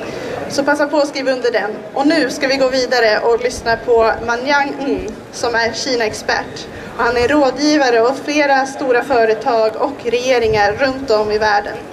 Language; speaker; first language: Swedish; native; Swedish